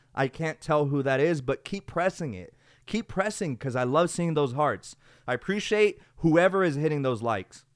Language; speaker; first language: English; early bilingual, other home language; Spanish